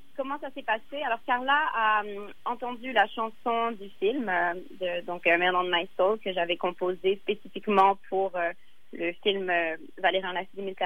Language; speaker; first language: French; native; French